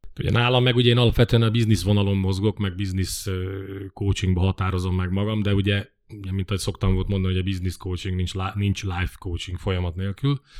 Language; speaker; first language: Hungarian; native; Hungarian